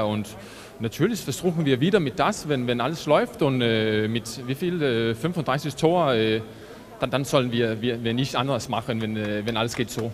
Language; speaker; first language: German; non-native, learner; Danish